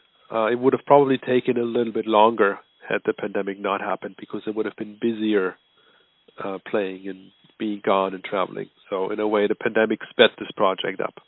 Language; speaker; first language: English; non-native, fluent; German